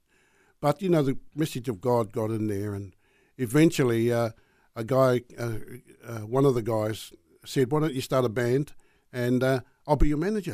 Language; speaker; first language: English; native; English